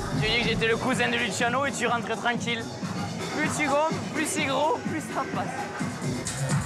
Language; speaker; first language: French; native; French